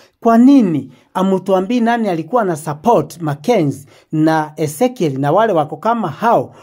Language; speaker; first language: Swahili; non-native, local second language; Meru